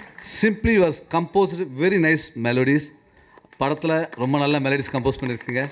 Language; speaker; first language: Tamil; native; Tamil